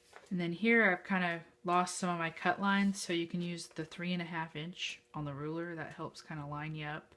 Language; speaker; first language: English; native; English